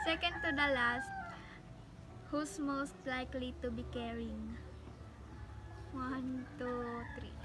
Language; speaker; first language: English; non-native, local second language; Filipino